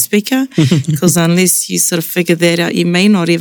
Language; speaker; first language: English; non-native, local second language; Māori